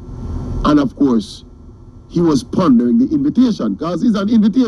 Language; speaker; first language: English; non-native, local second language; Jamaican Creole English